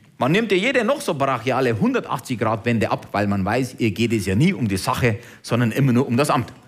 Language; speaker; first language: German; early bilingual, other home language; Turkish